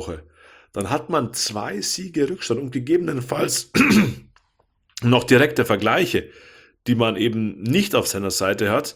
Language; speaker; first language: German; native; German